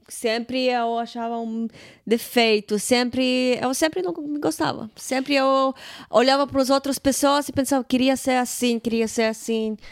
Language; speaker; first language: Portuguese; non-native, fluent; Russian